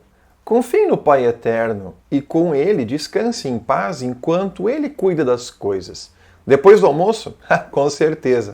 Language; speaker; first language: Portuguese; native; Portuguese